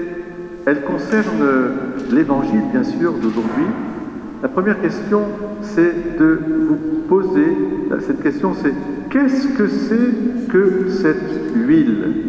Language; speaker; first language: French; native; French